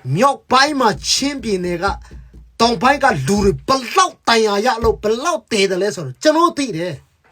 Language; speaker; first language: Burmese; non-native, local second language; Hakha Chin